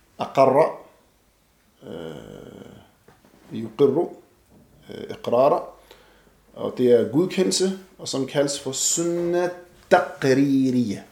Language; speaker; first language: Danish; non-native, fluent; Arabic